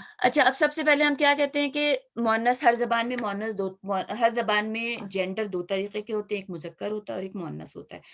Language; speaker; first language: Urdu; native; Urdu